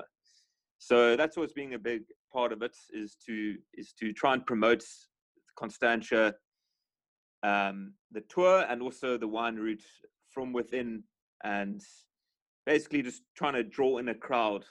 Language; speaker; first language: English; native; English